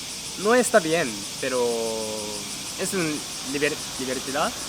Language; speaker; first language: Spanish; non-native, learner; Japanese